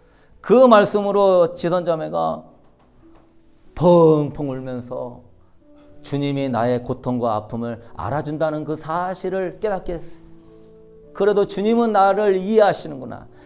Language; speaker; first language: Korean; native; Korean